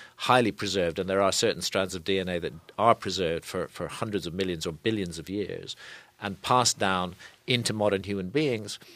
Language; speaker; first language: English; native; English